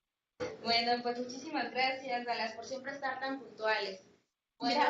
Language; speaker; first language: Spanish; native; Spanish